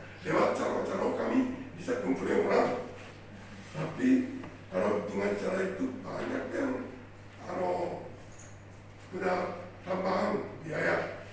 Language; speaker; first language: Indonesian; non-native, fluent; Japanese